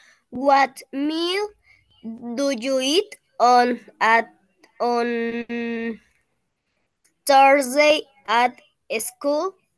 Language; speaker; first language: English; non-native, learner; Spanish